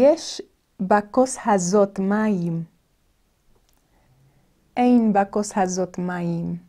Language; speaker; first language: Hebrew; non-native, fluent; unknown